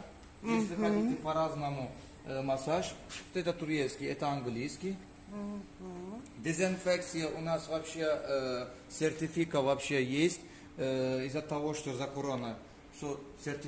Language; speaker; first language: Russian; non-native, learner; Turkish